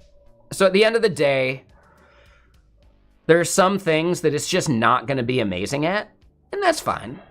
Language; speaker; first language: English; native; English